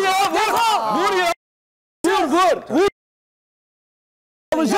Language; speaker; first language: Turkish; native; Turkish